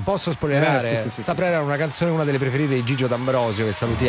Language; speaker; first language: Italian; native; Italian